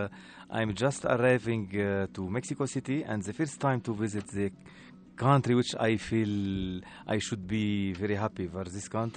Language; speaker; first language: English; non-native, learner; Arabic